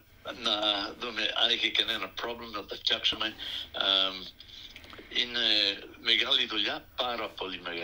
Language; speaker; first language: Greek; early bilingual, heritage; Greek